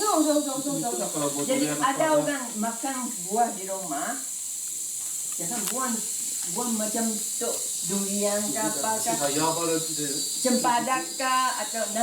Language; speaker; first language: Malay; non-native, fluent; Japanese